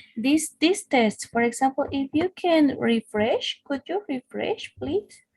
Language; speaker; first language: English; non-native, fluent; Spanish